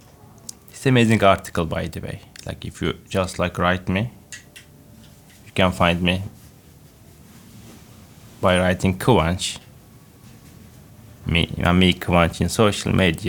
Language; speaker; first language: English; non-native, fluent; Turkish